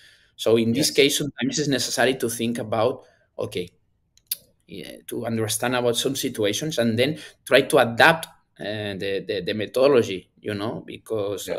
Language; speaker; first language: English; non-native, learner; Spanish